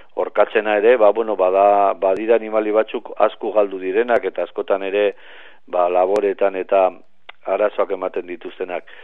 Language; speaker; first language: Basque; native; Basque